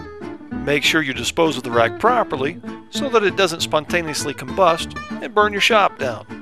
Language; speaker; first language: English; native; English